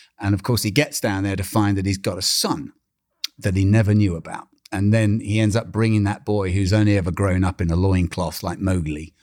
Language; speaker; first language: English; native; English